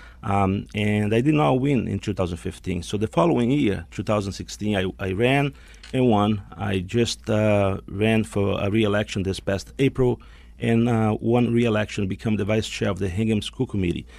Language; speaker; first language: English; non-native, fluent; Portuguese